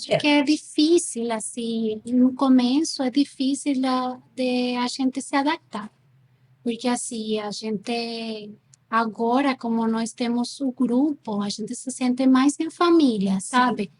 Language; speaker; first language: Portuguese; non-native, fluent; Spanish